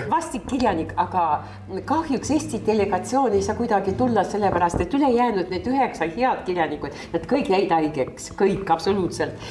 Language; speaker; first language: Estonian; non-native, local second language; Russian